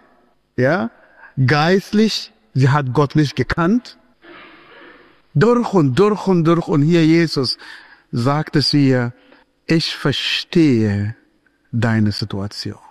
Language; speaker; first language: German; non-native, fluent; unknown